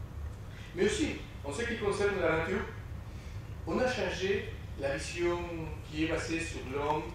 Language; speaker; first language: French; non-native, fluent; Spanish